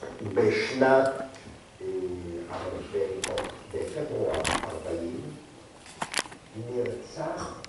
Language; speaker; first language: Hebrew; non-native, fluent; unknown